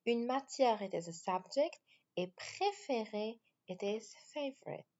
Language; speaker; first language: French; non-native, fluent; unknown